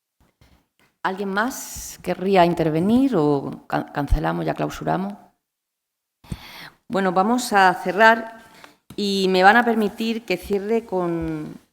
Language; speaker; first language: Spanish; native; Spanish